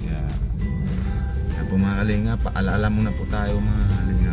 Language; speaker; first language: Filipino; non-native, local second language; Bikol